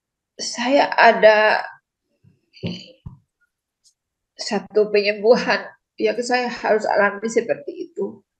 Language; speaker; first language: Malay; non-native, local second language; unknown